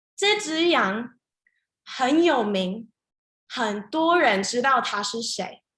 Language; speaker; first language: Chinese; non-native, learner; English